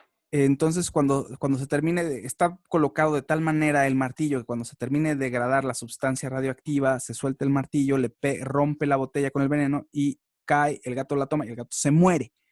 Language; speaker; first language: Spanish; native; Spanish